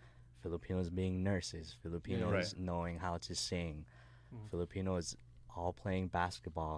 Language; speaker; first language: English; native; English